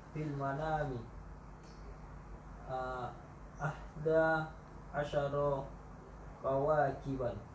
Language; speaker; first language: Arabic; non-native, learner; Indonesian